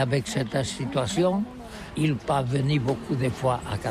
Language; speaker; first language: French; non-native, learner; Catalan